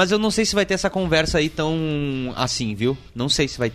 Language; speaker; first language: Portuguese; native; Portuguese